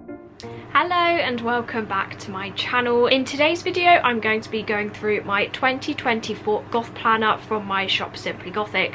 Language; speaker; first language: English; native; English